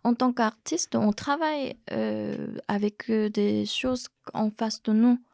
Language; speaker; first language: French; non-native, fluent; Korean